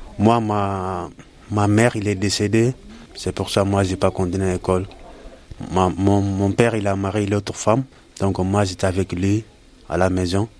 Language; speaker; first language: French; non-native, learner; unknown